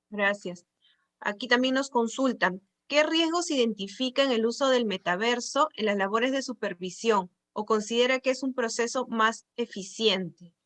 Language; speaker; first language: Spanish; native; Spanish